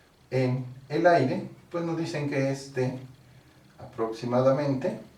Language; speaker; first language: Spanish; native; Spanish